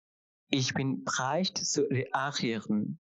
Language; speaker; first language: German; non-native, fluent; Bangla